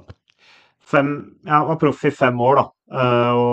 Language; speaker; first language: Norwegian; native; Norwegian